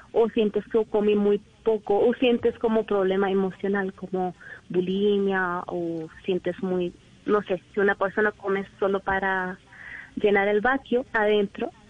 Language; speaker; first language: Spanish; non-native, learner; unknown